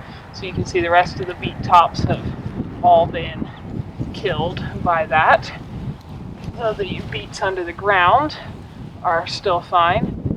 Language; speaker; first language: English; native; English